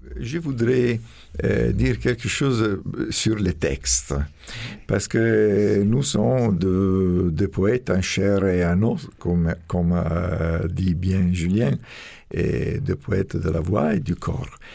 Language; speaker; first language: French; non-native, fluent; Italian